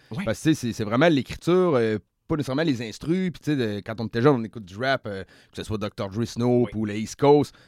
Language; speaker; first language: French; native; French